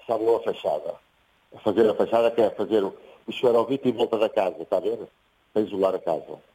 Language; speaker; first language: Portuguese; native; Portuguese